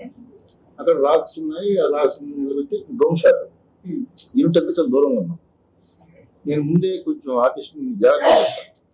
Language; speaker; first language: Telugu; native; Telugu